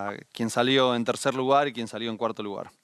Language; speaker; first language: Spanish; native; Spanish